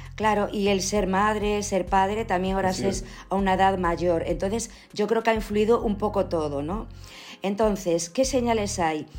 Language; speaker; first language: Spanish; native; Spanish